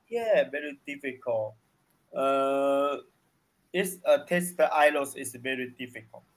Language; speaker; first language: English; non-native, learner; Chinese